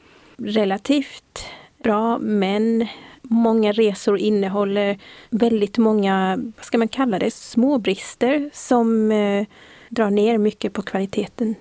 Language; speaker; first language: Swedish; native; Swedish